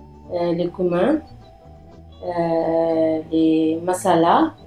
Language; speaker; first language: French; non-native, learner; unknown